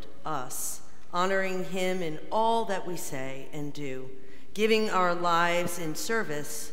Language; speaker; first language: English; native; English